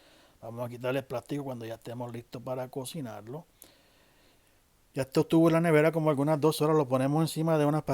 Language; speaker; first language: Spanish; native; Spanish